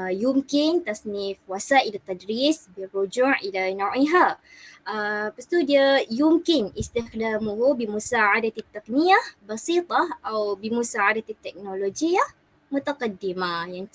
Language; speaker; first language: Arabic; non-native, learner; Malay